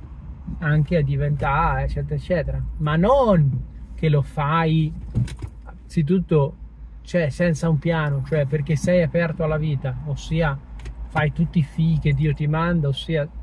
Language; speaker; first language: Italian; native; Italian